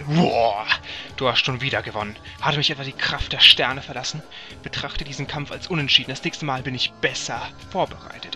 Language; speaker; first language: German; native; German